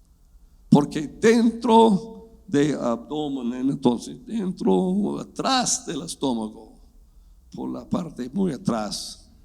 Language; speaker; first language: Spanish; non-native, fluent; English